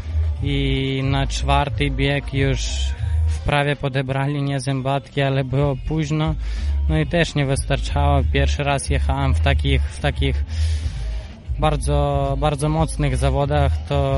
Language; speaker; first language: Polish; non-native, fluent; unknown